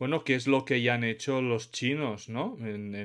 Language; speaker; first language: Spanish; native; Spanish